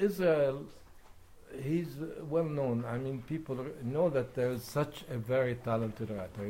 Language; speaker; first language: English; non-native, fluent; Arabic